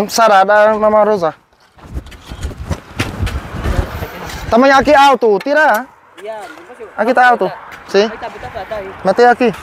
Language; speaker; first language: Portuguese; non-native, learner; Vietnamese